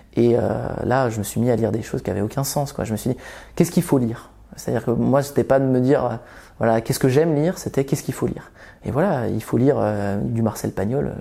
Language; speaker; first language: French; early bilingual, other home language; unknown